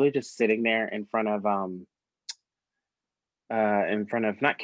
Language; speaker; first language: English; native; English